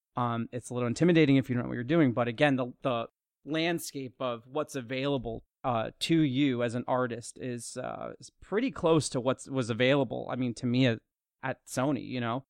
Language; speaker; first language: English; native; English